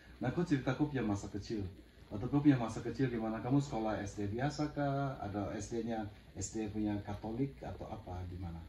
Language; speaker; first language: Indonesian; native; Indonesian